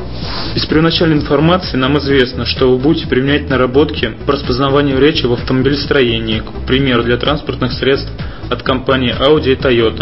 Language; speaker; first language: Russian; native; Russian